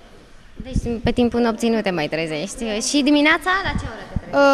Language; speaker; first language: Romanian; native; Romanian